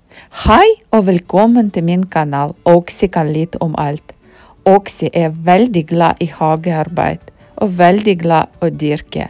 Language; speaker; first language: Norwegian; non-native, learner; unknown